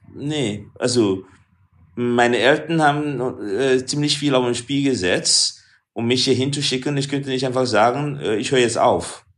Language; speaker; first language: German; non-native, fluent; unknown